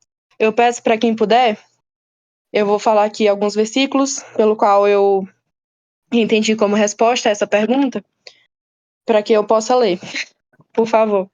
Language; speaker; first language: Portuguese; native; Portuguese